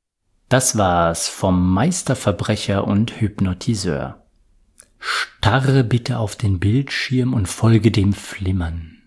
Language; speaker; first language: German; native; German